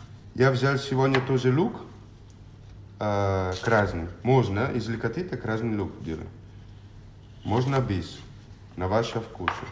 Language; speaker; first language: Russian; non-native, learner; Italian